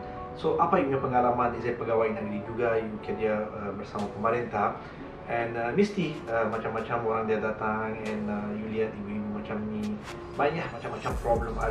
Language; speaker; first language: Indonesian; non-native, learner; Malay